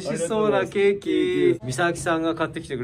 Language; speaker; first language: Japanese; native; Japanese